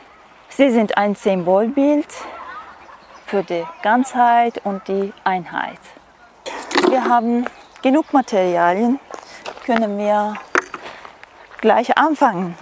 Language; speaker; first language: German; non-native, learner; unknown